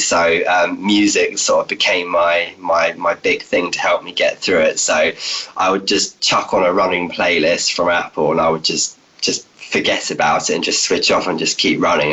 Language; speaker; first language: English; native; English